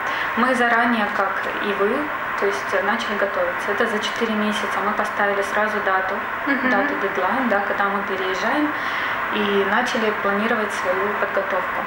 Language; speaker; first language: Russian; native; Russian